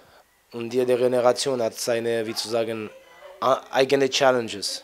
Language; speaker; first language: German; non-native, fluent; French